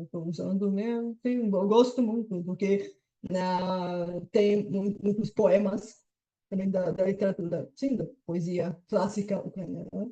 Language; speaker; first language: Portuguese; non-native, fluent; Bulgarian